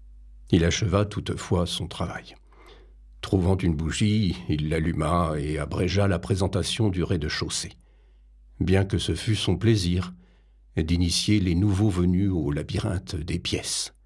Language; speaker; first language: French; native; French